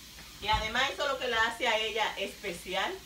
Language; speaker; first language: Spanish; native; Spanish